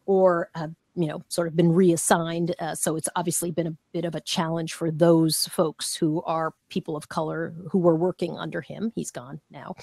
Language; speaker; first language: English; native; English